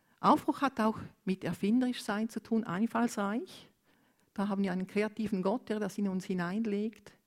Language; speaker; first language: German; non-native, fluent; Romanian